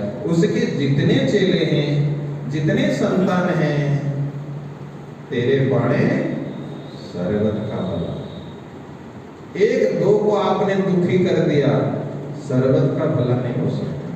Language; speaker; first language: Hindi; non-native, local second language; Punjabi